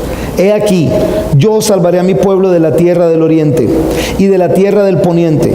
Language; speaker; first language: Spanish; native; Spanish